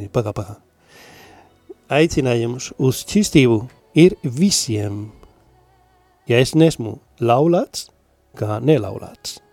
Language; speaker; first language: Latvian; non-native, learner; Spanish